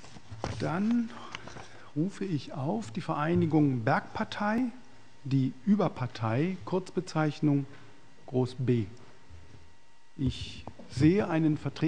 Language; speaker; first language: German; native; German